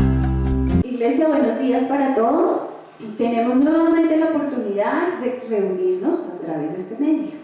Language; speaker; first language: Spanish; native; Spanish